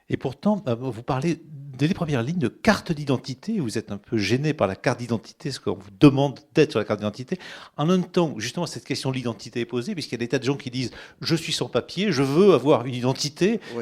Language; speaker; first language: French; native; French